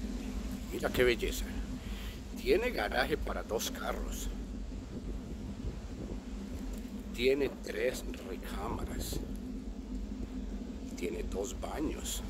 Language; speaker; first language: Spanish; native; Spanish